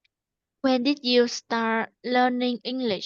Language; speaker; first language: English; non-native, learner; Vietnamese